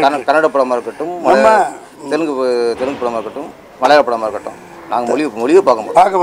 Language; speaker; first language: Tamil; native; Tamil